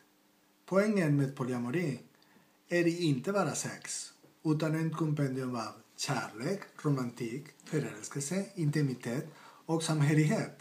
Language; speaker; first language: Swedish; non-native, fluent; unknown